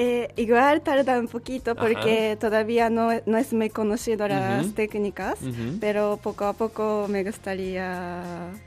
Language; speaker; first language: Spanish; non-native, learner; Japanese